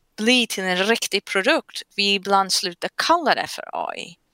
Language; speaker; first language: Swedish; non-native, fluent; English